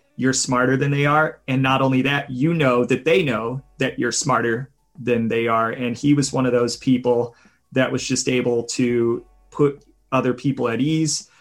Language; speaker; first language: English; native; English